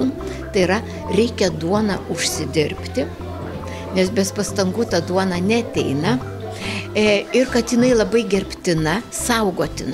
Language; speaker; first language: Lithuanian; native; Lithuanian